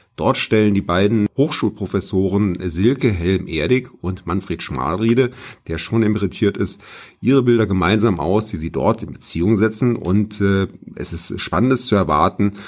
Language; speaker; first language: German; native; German